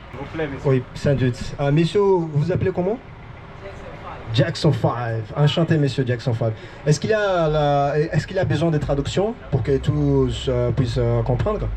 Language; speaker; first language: French; non-native, fluent; Portuguese